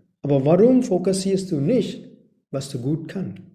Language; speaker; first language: German; non-native, learner; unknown